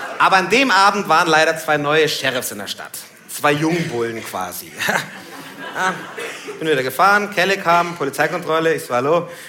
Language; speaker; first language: German; early bilingual, other home language; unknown